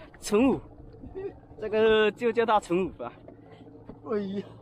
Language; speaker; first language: Chinese; native; Chinese